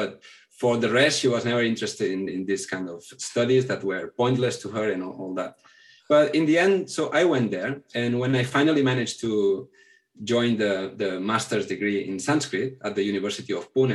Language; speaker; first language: English; non-native, fluent; Catalan